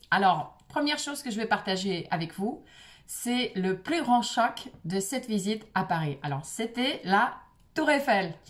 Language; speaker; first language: French; non-native, fluent; Russian